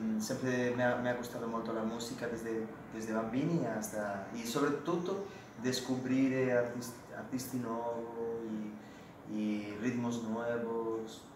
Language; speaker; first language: Italian; non-native, learner; Galician